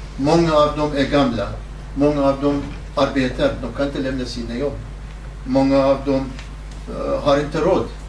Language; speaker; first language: Swedish; non-native, fluent; Kurdish